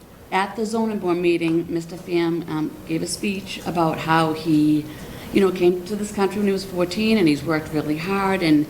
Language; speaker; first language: English; native; English